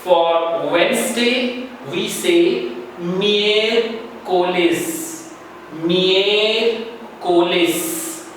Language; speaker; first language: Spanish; non-native, learner; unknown